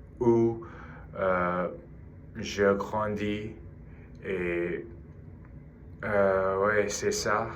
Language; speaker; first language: French; non-native, learner; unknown